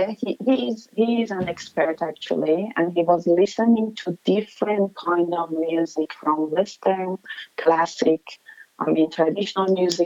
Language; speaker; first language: English; non-native, fluent; Persian